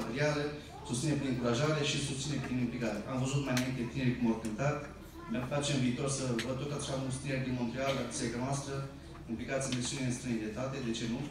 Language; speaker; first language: Romanian; early bilingual, heritage; Romanian